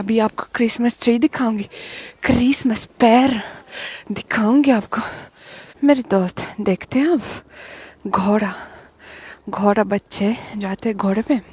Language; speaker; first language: Hindi; non-native, fluent; Russian